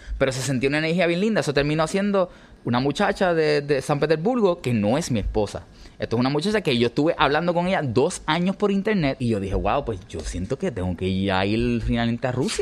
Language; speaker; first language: Spanish; native; Spanish